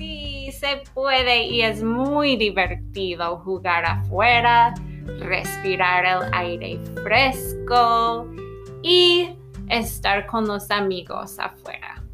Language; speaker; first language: Spanish; non-native, fluent; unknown